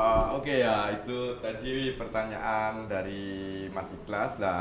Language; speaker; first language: Indonesian; non-native, local second language; Javanese